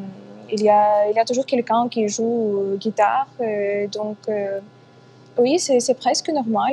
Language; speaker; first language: French; non-native, fluent; Ukrainian